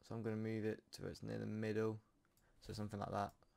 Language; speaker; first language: English; native; English